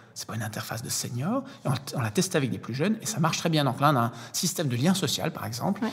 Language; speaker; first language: French; native; French